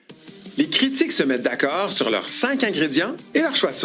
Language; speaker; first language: French; native; French